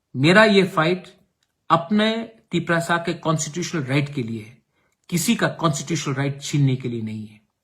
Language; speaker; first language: Hindi; non-native, local second language; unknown